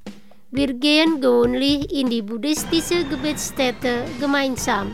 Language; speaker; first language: German; non-native, learner; Indonesian